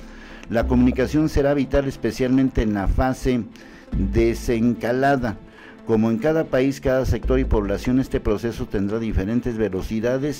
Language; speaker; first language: Spanish; native; Spanish